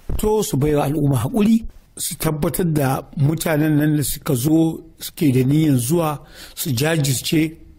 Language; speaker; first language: Hausa; native; Hausa